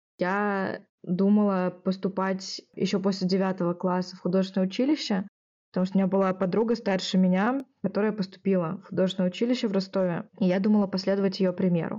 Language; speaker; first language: Russian; native; Russian